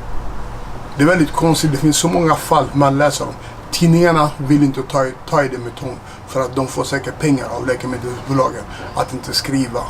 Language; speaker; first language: Swedish; non-native, fluent; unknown